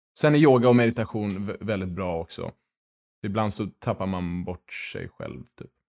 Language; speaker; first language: Swedish; early bilingual, heritage; Swedish